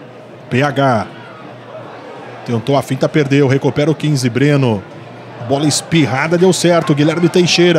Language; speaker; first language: Portuguese; native; Portuguese